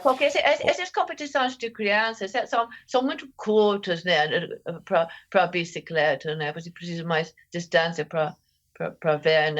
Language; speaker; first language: Portuguese; non-native, fluent; English